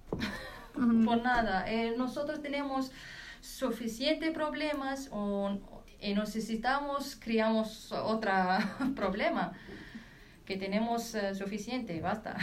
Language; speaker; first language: Spanish; non-native, learner; Arabic